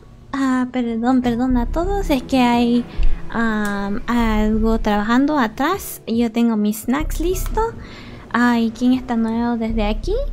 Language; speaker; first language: Spanish; early bilingual, heritage; Spanish